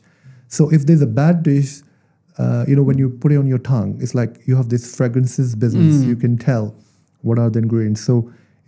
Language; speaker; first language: English; non-native, local second language; Urdu